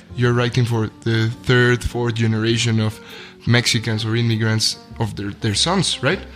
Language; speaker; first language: English; non-native, fluent; Spanish